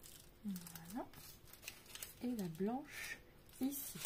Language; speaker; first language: French; native; French